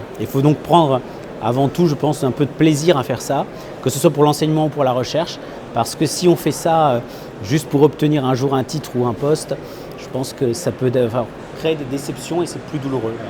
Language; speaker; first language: French; native; French